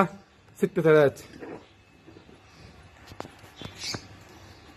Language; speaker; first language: Arabic; native; Arabic